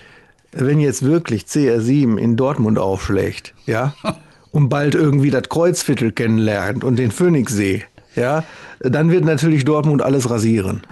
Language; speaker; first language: German; native; German